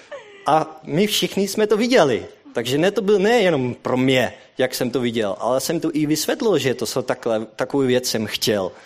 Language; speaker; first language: Czech; non-native, learner; Dutch